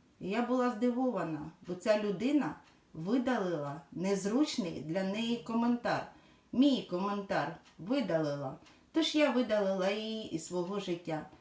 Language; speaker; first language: Ukrainian; non-native, local second language; Russian